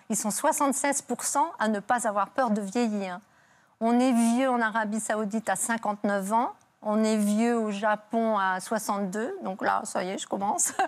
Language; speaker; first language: French; native; French